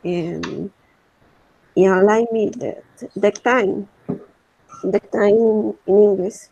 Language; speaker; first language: English; non-native, learner; Spanish